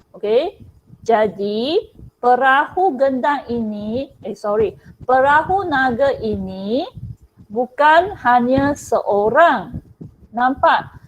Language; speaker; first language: Malay; non-native, local second language; Chinese